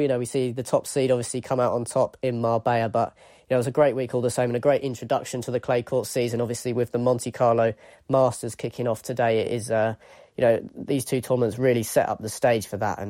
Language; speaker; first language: English; native; English